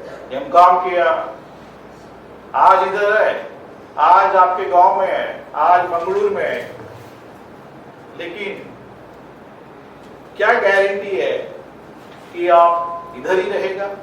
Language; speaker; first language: Hindi; non-native, local second language; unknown